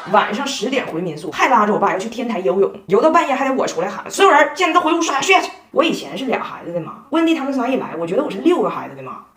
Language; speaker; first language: Chinese; native; Chinese